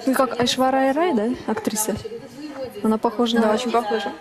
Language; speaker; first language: Russian; native; Russian